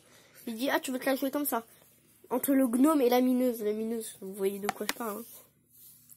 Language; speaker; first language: French; native; French